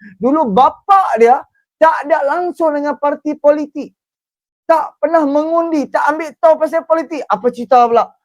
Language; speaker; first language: Malay; native; Malay